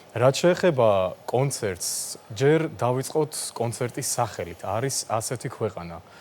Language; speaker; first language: Georgian; non-native, local second language; Azerbaijani